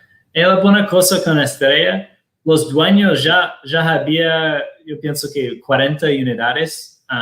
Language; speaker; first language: Spanish; non-native, fluent; Portuguese